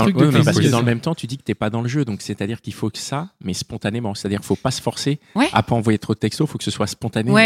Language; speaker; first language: French; native; French